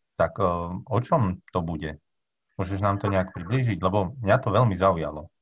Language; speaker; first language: Slovak; native; Slovak